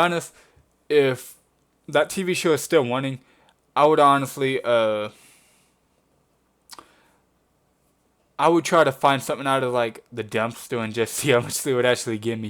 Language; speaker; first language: English; native; English